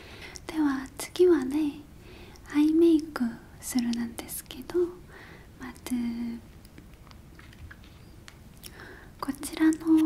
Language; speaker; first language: Japanese; non-native, fluent; Korean